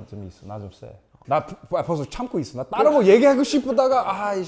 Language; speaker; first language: Korean; early bilingual, other home language; English